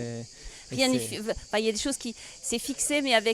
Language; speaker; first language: French; native; French